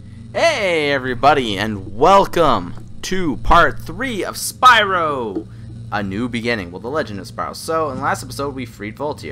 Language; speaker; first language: English; native; English